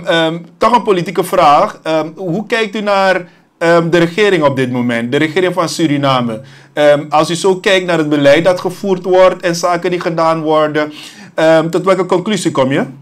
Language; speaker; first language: Dutch; native; Dutch